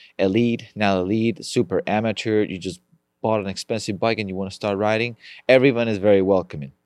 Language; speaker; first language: English; non-native, fluent; Spanish